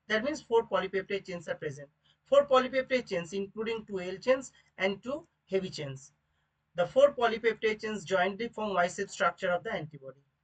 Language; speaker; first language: English; non-native, local second language; Bangla